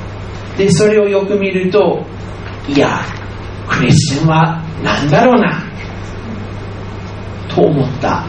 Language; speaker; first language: Japanese; non-native, fluent; English